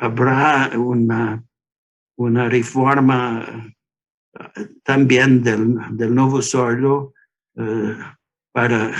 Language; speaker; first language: Spanish; non-native, learner; English